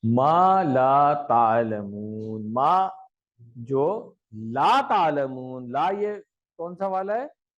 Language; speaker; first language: Arabic; non-native, fluent; Urdu